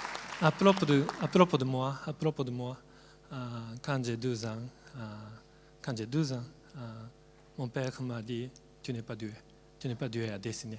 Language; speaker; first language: French; non-native, learner; Japanese